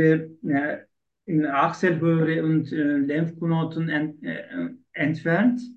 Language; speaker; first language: German; non-native, learner; Turkish